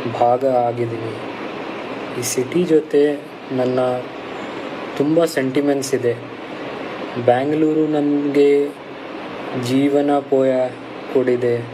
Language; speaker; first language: Kannada; non-native, local second language; Hindi